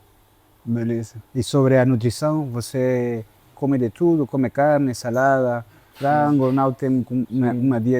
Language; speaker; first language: Portuguese; non-native, fluent; Spanish